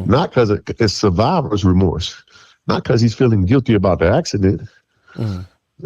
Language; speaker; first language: English; native; English